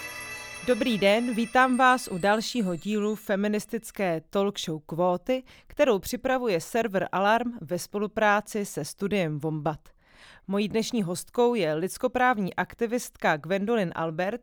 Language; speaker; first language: Czech; native; Czech